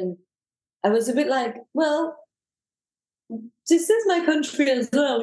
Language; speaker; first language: English; non-native, fluent; French